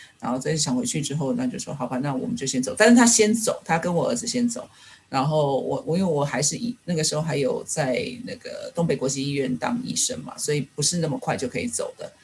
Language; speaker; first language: Chinese; native; Chinese